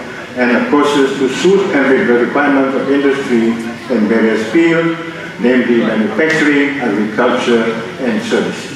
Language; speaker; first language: English; non-native, local second language; Malay